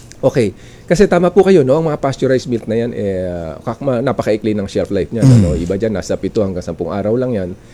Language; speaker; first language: Filipino; non-native, local second language; Iloko